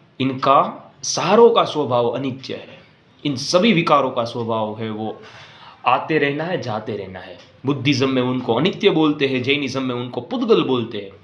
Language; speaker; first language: Hindi; non-native, local second language; Gujarati